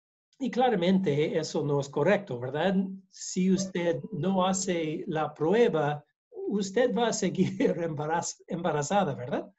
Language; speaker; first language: Spanish; non-native, learner; English